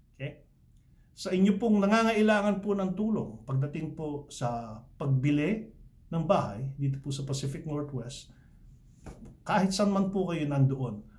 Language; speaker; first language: Filipino; early bilingual, heritage; Filipino